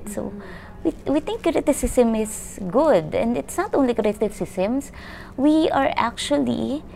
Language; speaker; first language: English; non-native, local second language; Filipino